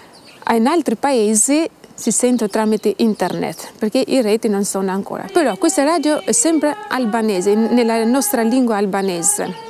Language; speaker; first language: Italian; non-native, learner; Albanian